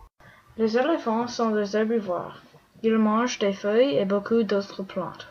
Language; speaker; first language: French; non-native, learner; English